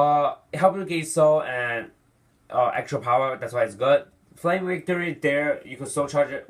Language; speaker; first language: English; non-native, fluent; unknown